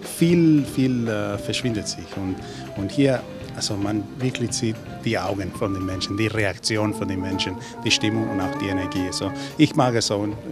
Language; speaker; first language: German; non-native, learner; Bulgarian